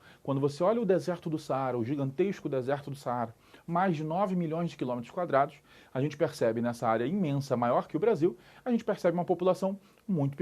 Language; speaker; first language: Portuguese; native; Portuguese